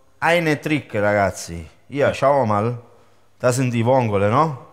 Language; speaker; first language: German; non-native, learner; Italian